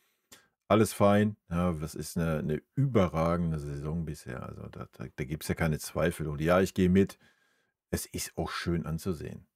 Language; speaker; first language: German; native; German